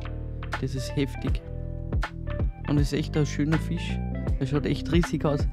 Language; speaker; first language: German; native; German